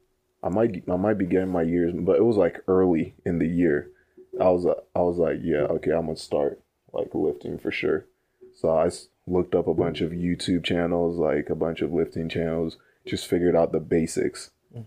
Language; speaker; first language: English; native; English